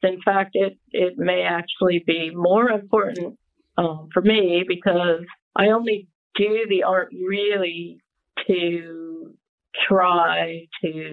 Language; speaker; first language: English; native; English